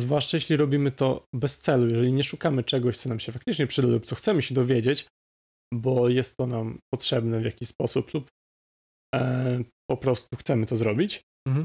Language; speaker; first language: Polish; native; Polish